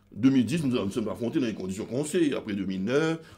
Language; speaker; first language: French; native; French